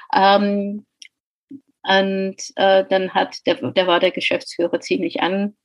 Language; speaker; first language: German; non-native, fluent; English